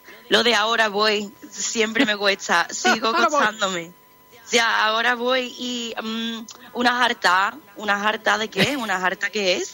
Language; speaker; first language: Spanish; non-native, fluent; English